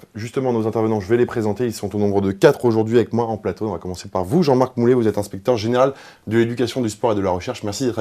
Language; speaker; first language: French; native; French